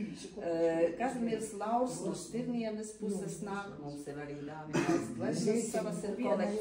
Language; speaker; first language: Latvian; native; Latvian